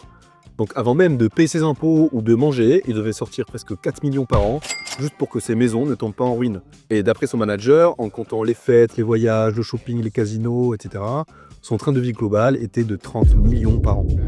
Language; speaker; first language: French; native; French